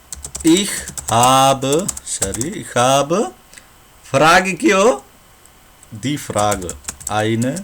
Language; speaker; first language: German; non-native, learner; Nepali